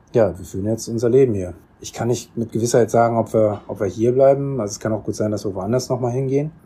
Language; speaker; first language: German; native; German